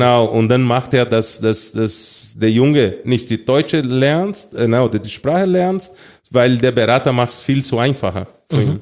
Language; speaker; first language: German; non-native, fluent; Portuguese